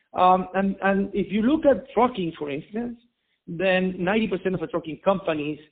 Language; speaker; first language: English; non-native, fluent; Spanish